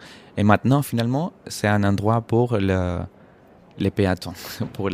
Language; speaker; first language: French; non-native, fluent; Spanish